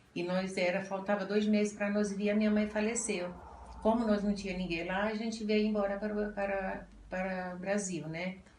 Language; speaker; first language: Portuguese; non-native, fluent; Italian